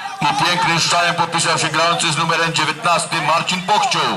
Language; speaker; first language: Polish; native; Polish